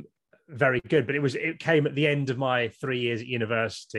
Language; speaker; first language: English; native; English